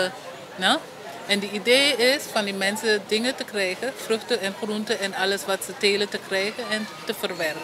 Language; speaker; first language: Dutch; non-native, local second language; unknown